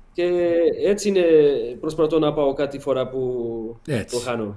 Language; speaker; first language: Greek; non-native, learner; Portuguese